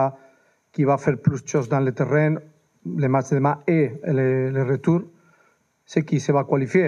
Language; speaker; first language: French; non-native, fluent; Spanish